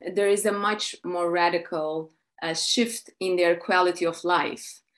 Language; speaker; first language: English; non-native, fluent; Turkish